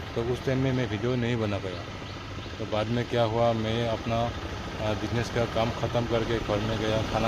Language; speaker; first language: Hindi; non-native, local second language; Assamese